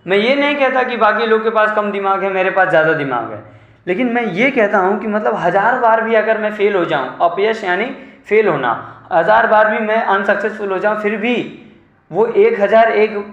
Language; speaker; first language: Hindi; non-native, local second language; Marathi